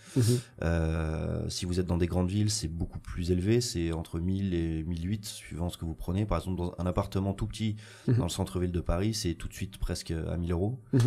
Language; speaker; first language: French; native; French